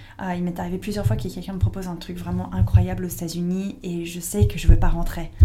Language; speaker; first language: French; non-native, fluent; English